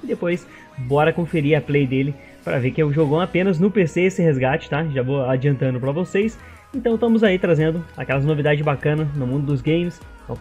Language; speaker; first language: Portuguese; native; Portuguese